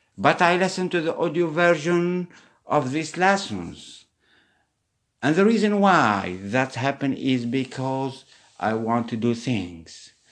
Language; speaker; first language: English; non-native, fluent; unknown